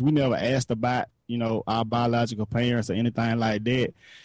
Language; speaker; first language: English; native; English